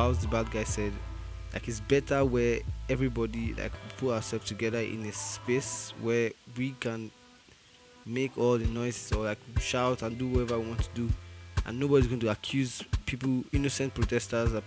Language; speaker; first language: English; non-native, local second language; Yoruba